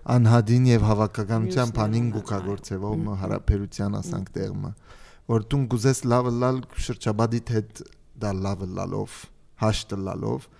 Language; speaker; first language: Armenian; early bilingual, heritage; Armenian